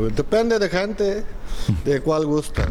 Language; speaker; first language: Spanish; non-native, learner; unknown